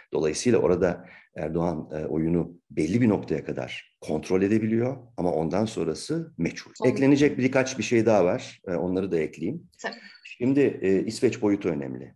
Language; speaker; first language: Turkish; native; Turkish